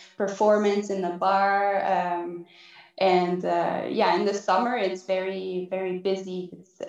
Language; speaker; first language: English; non-native, fluent; French